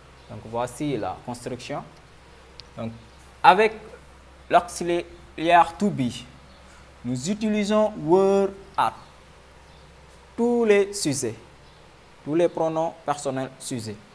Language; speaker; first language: French; non-native, local second language; Wolof